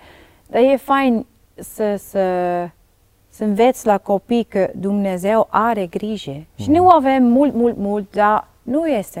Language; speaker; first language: Romanian; non-native, learner; Dutch